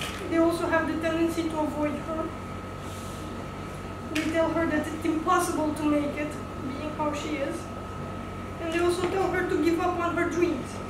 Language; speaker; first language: English; non-native, fluent; Romanian